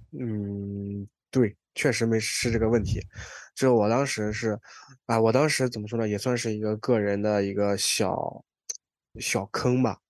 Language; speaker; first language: Chinese; native; Chinese